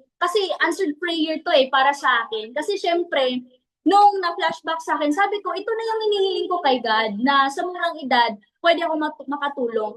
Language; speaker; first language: Filipino; non-native, local second language; Cebuano